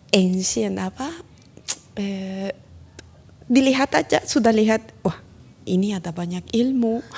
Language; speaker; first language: Indonesian; non-native, learner; Spanish